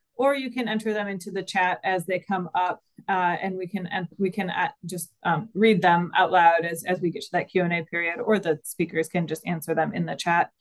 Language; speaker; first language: English; native; English